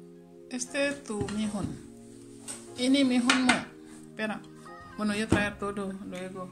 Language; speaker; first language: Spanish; non-native, learner; Indonesian